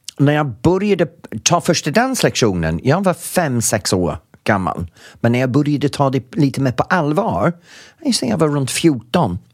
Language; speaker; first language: Swedish; non-native, fluent; English